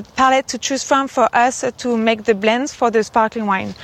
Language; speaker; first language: English; non-native, fluent; French